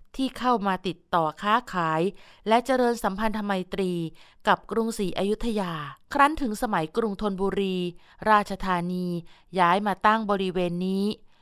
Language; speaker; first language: Thai; native; Thai